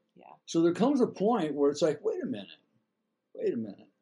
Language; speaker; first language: English; native; English